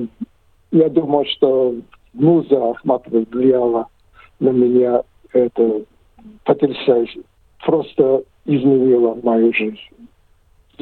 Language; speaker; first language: Russian; non-native, fluent; English